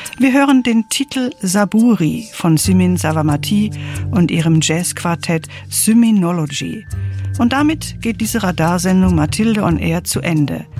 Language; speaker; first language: German; native; German